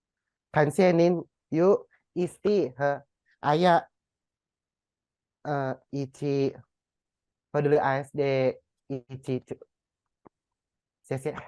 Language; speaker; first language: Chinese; non-native, learner; Indonesian